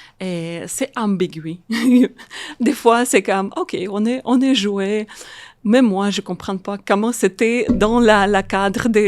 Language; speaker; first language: French; non-native, fluent; Russian